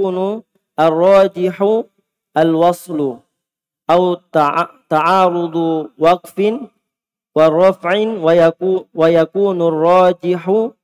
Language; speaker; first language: Arabic; non-native, fluent; Indonesian